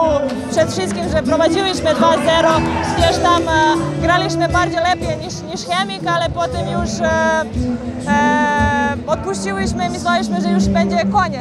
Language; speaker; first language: Polish; non-native, fluent; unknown